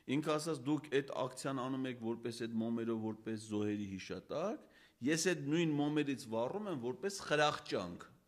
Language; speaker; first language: Armenian; native; Armenian